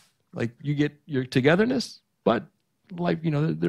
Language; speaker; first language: English; early bilingual, other home language; Greek